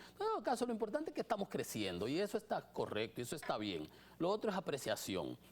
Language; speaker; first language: Spanish; native; Spanish